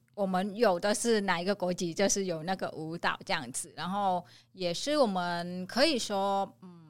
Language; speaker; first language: Chinese; non-native, fluent; Vietnamese